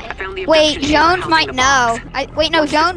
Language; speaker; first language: English; native; English